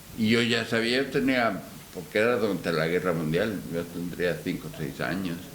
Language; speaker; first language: Spanish; native; Spanish